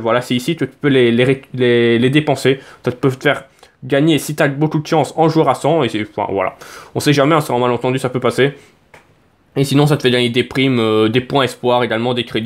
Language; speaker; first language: French; native; French